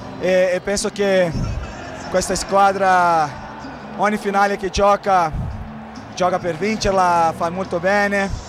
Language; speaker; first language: Italian; non-native, fluent; Portuguese